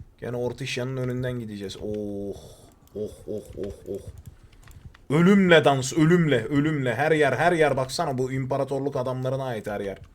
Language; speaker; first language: Turkish; native; Turkish